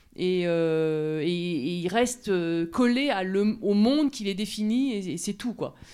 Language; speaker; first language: French; native; French